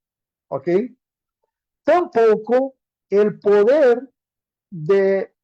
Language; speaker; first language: Spanish; non-native, fluent; Portuguese